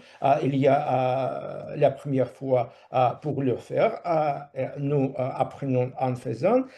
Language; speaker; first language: French; non-native, fluent; Russian